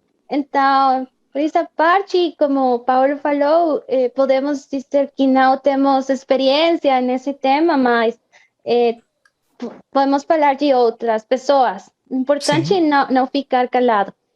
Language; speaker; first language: Portuguese; non-native, fluent; Spanish